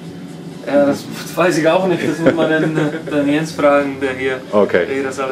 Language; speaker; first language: German; non-native, fluent; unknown